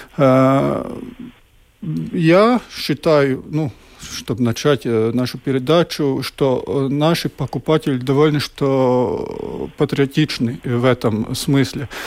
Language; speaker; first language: Russian; non-native, local second language; Latvian